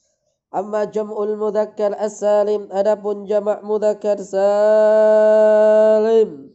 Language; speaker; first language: Arabic; non-native, fluent; Indonesian